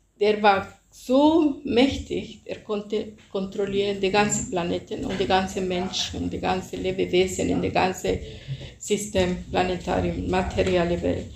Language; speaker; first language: German; non-native, fluent; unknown